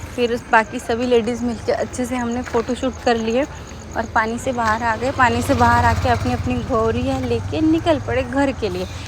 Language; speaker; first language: Hindi; native; Hindi